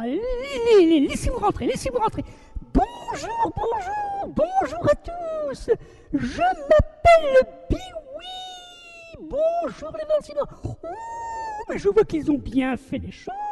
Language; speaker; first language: French; native; French